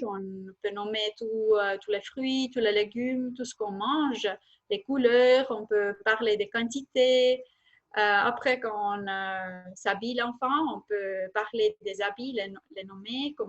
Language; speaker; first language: French; non-native, fluent; Estonian